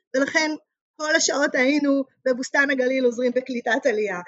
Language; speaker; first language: Hebrew; native; Hebrew